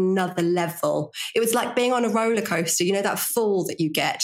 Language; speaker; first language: English; native; English